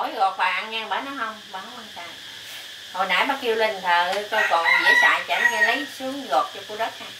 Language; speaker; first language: Vietnamese; native; Vietnamese